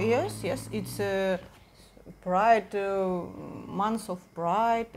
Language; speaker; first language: English; non-native, learner; Russian